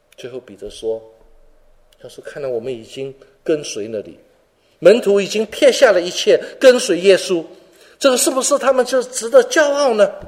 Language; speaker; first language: Chinese; non-native, local second language; Cantonese